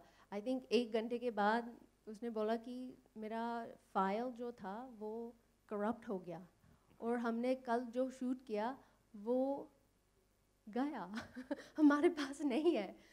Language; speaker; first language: Hindi; non-native, learner; English